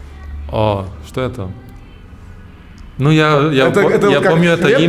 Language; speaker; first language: Russian; early bilingual, heritage; German